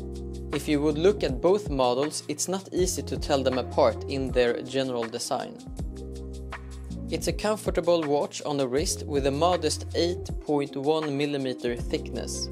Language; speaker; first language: English; non-native, fluent; Swedish